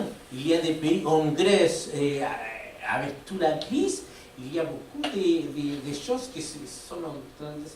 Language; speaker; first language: French; non-native, fluent; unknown